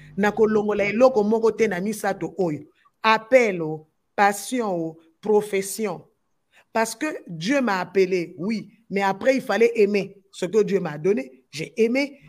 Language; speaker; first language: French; non-native, local second language; Lingala